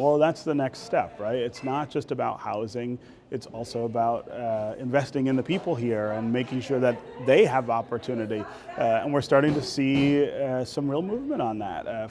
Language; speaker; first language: English; native; English